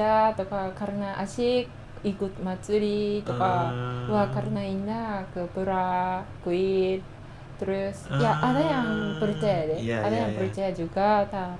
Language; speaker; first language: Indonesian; non-native, learner; Japanese